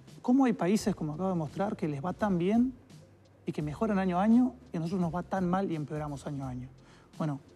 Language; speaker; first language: Spanish; native; Spanish